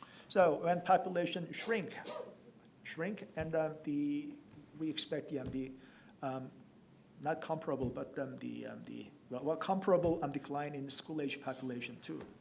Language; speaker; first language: English; non-native, fluent; Korean